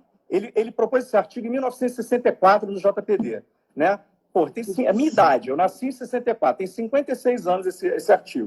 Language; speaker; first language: Portuguese; native; Portuguese